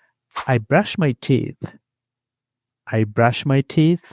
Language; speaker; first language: English; non-native, fluent; Bangla